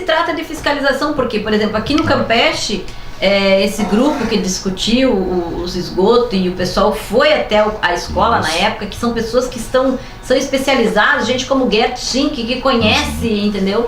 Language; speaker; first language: Portuguese; native; Portuguese